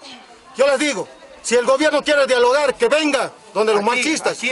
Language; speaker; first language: Spanish; native; Spanish